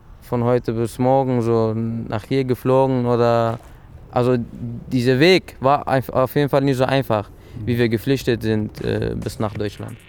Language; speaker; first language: German; early bilingual, other home language; Persian